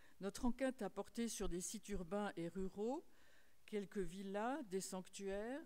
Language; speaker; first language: French; native; French